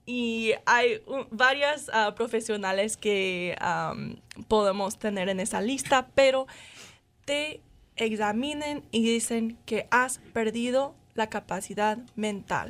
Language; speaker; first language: Spanish; non-native, learner; English